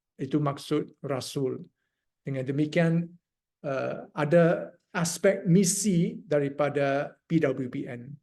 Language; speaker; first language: Malay; non-native, local second language; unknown